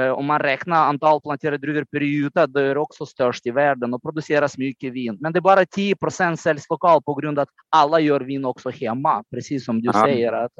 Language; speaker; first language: Swedish; non-native, fluent; Romanian